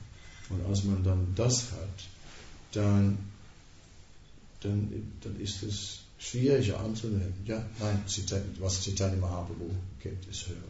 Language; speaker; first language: German; non-native, fluent; Dutch